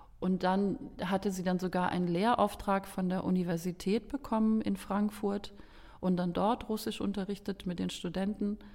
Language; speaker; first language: German; early bilingual, other home language; Lithuanian